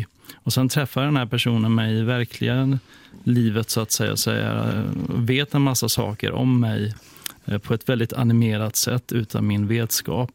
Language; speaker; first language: Swedish; native; Swedish